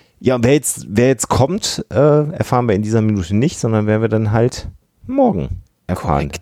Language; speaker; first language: German; native; German